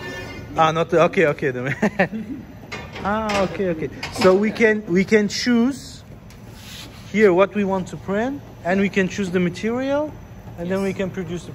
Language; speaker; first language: English; non-native, fluent; German